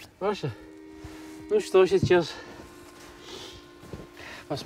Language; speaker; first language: Russian; non-native, fluent; Dutch